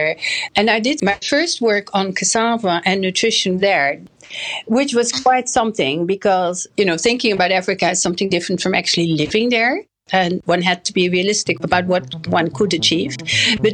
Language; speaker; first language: English; non-native, fluent; French